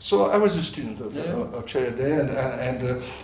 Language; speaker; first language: English; non-native, fluent; French